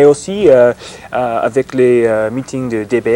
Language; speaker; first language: French; non-native, learner; English